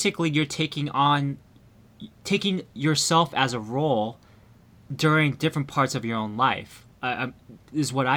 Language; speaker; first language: English; early bilingual, other home language; Min Nan Chinese